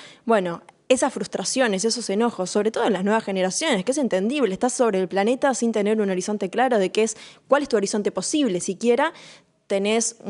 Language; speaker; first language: Spanish; native; Spanish